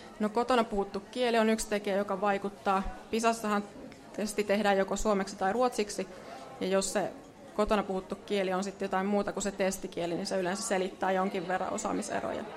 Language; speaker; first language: Finnish; native; Finnish